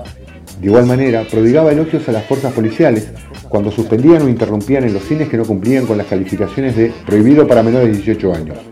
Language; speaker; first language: Spanish; native; Spanish